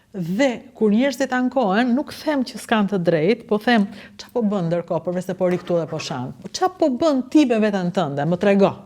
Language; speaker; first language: Albanian; native; Albanian